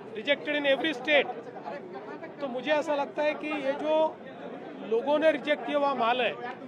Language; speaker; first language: Hindi; non-native, local second language; Marathi